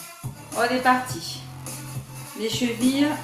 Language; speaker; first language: French; native; French